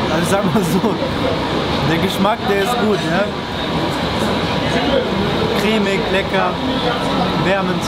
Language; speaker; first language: German; native; German